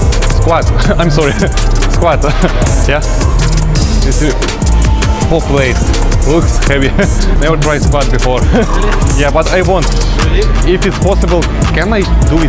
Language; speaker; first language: English; non-native, learner; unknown